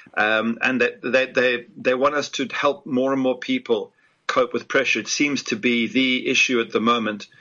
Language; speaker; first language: English; native; English